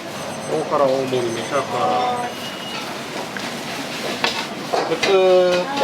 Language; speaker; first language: Japanese; native; Japanese